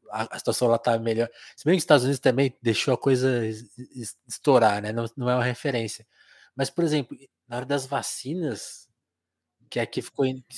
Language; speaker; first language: Portuguese; native; Portuguese